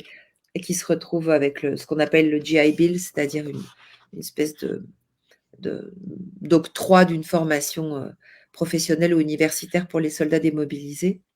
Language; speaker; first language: French; native; French